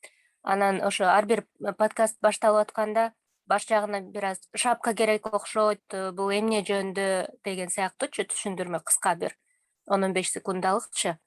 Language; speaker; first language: Kyrgyz; native; Kyrgyz